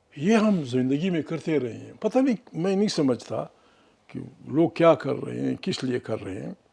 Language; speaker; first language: Urdu; non-native, local second language; Pashto